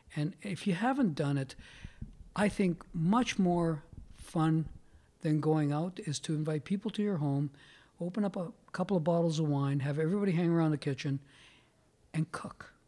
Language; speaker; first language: English; early bilingual, other home language; Italian